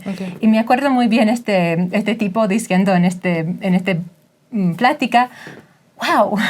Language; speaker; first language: Spanish; non-native, fluent; English